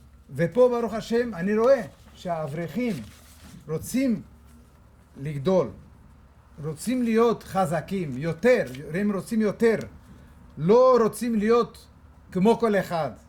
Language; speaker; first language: Hebrew; non-native, fluent; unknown